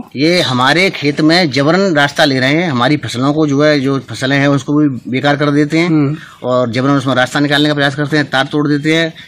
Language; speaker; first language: Hindi; native; Hindi